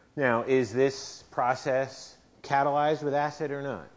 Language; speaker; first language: English; native; English